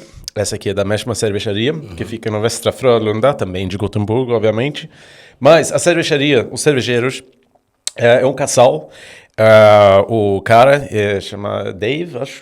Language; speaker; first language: Portuguese; non-native, fluent; Swedish